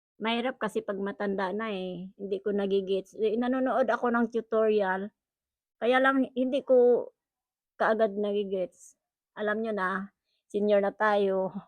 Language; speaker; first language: Filipino; non-native, local second language; Cebuano